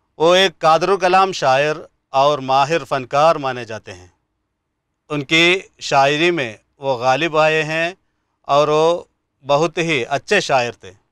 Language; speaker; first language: Urdu; non-native, local second language; Malayalam